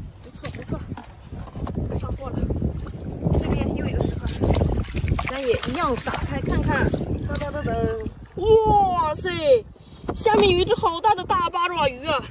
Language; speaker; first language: Chinese; native; Chinese